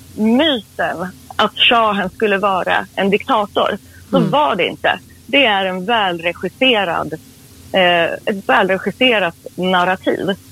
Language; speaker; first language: Swedish; early bilingual, other home language; Persian